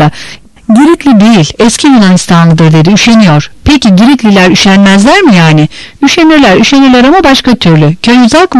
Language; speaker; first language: Turkish; native; Turkish